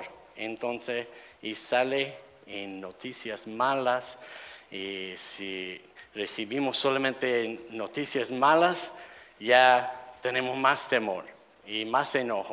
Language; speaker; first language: Spanish; non-native, fluent; English